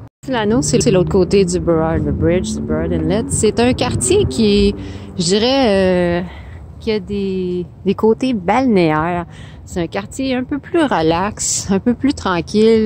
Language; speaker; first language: French; early bilingual, heritage; French